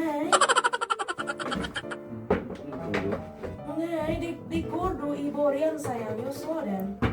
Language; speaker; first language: Swedish; non-native, learner; Indonesian